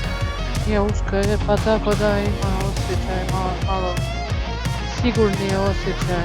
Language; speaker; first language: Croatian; non-native, learner; Portuguese